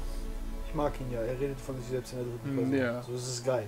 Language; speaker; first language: German; native; German